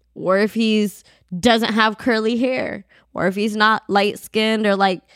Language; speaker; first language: English; non-native, fluent; Amharic